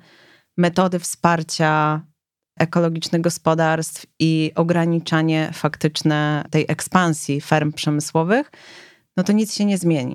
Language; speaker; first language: Polish; native; Polish